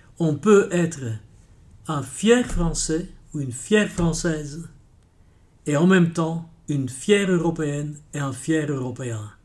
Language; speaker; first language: French; non-native, local second language; Dutch